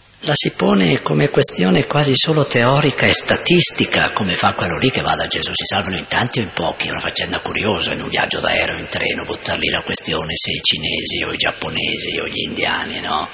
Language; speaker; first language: Italian; native; Italian